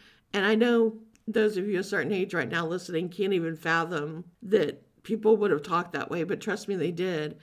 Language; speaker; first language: English; native; English